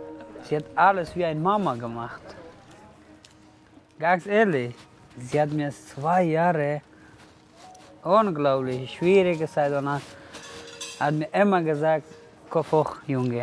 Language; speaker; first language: German; non-native, learner; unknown